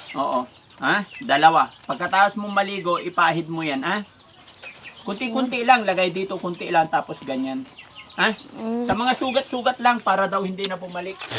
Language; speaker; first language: Filipino; native; Filipino